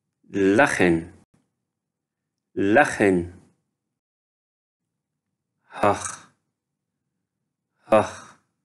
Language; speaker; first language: German; non-native, fluent; Arabic